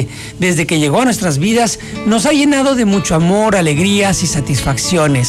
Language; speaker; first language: Spanish; native; Spanish